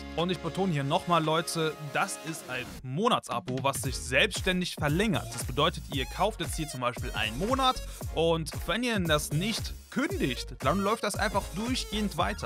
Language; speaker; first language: German; native; German